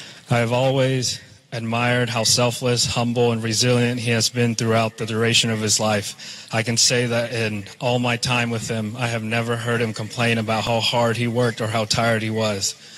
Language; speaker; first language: English; early bilingual, other home language; Vietnamese